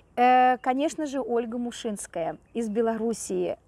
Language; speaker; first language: Russian; native; Russian